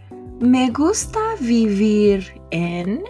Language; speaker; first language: Spanish; non-native, fluent; English